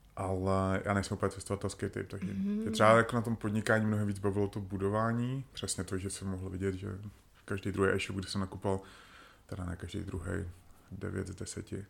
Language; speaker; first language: Czech; early bilingual, other home language; Slovak